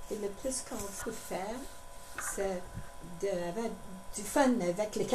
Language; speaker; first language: French; non-native, local second language; English